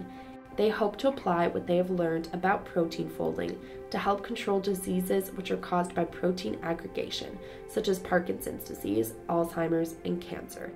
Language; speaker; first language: English; native; English